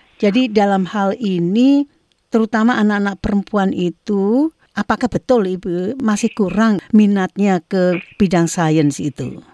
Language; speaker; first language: Indonesian; native; Indonesian